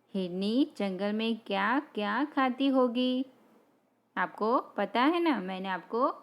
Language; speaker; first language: Hindi; non-native, local second language; Gujarati